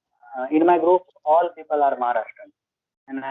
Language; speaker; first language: English; non-native, learner; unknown